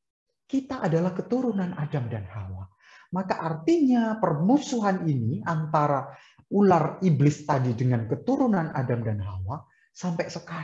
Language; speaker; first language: Indonesian; native; Indonesian